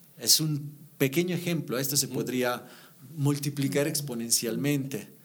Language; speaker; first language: Spanish; non-native, fluent; Italian